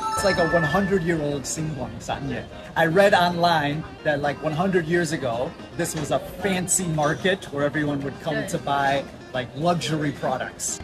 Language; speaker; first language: English; native; English